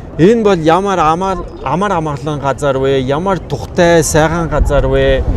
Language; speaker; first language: Mongolian; non-native, fluent; French